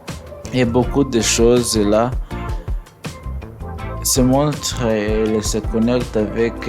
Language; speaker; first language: French; non-native, learner; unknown